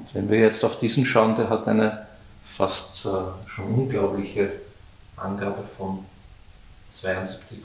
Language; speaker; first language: German; native; German